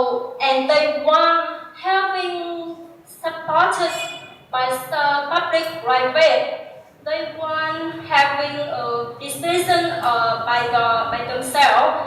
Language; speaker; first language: English; non-native, learner; Vietnamese